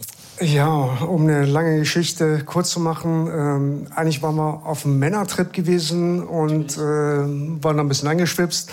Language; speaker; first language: German; early bilingual, other home language; Persian